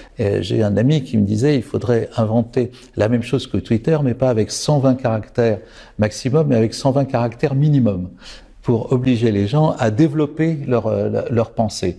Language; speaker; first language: French; native; French